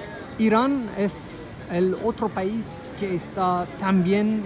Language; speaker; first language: Spanish; non-native, fluent; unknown